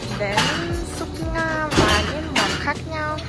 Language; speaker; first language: Vietnamese; non-native, learner; Russian